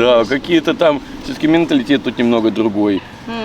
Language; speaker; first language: Russian; native; Russian